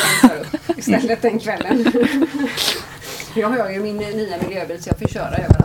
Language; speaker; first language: Swedish; native; Swedish